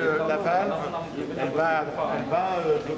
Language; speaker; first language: French; native; French